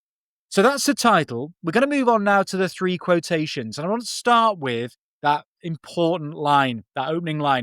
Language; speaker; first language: English; native; English